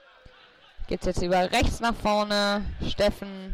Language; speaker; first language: German; native; German